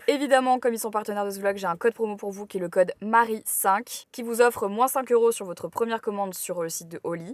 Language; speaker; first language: French; native; French